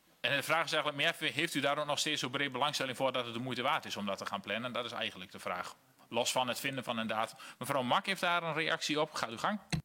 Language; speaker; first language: Dutch; native; Dutch